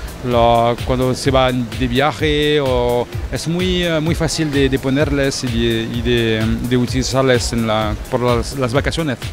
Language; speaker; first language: Spanish; non-native, fluent; French